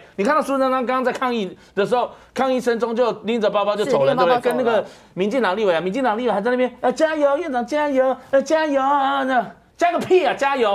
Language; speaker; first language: Chinese; native; Chinese